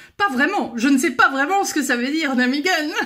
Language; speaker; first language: French; native; French